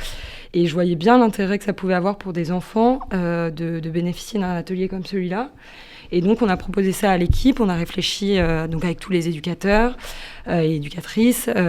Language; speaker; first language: French; native; French